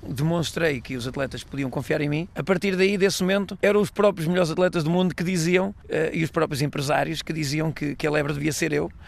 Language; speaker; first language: Portuguese; native; Portuguese